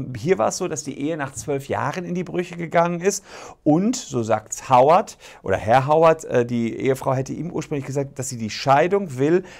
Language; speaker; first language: German; native; German